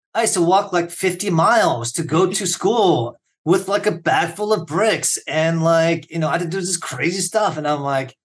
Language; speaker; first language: English; early bilingual, other home language; Korean